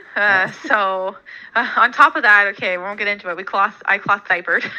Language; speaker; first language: English; native; English